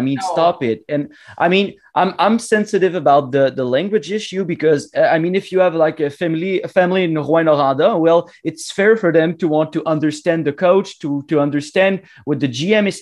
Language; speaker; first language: English; non-native, fluent; French